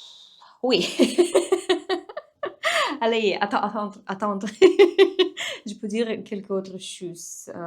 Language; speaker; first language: French; non-native, learner; Russian